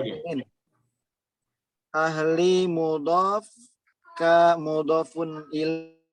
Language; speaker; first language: Arabic; non-native, learner; Indonesian